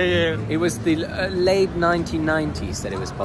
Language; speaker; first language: English; non-native, fluent; German